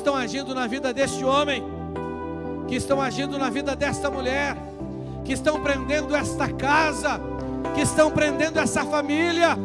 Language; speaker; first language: Portuguese; native; Portuguese